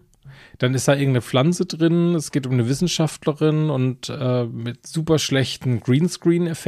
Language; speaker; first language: German; native; German